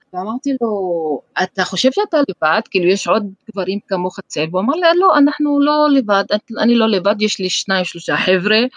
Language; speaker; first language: Hebrew; non-native, local second language; Arabic